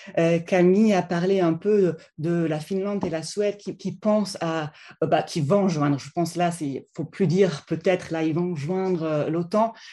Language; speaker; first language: French; non-native, fluent; German